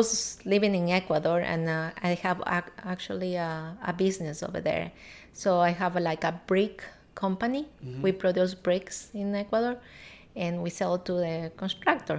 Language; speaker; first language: English; non-native, learner; Spanish